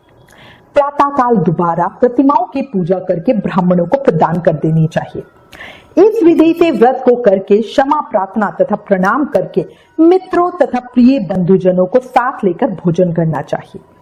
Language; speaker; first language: Hindi; native; Hindi